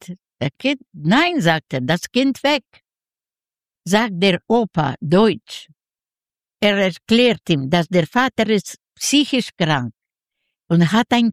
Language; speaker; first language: German; non-native, learner; Yiddish